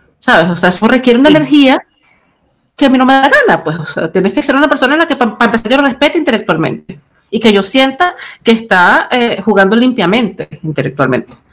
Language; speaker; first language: Spanish; native; Spanish